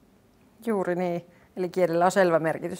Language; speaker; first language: Finnish; native; Finnish